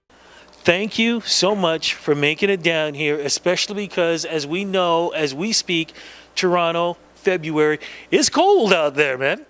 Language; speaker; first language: English; native; English